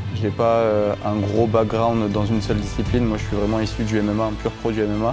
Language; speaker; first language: French; native; French